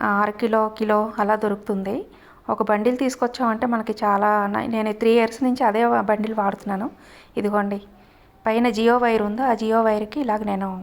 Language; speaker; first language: Telugu; native; Telugu